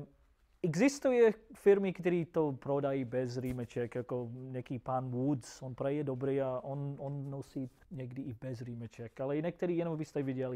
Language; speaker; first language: Czech; non-native, fluent; English